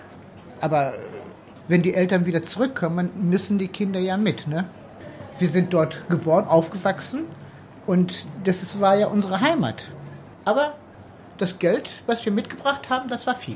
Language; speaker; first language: German; early bilingual, other home language; Turkish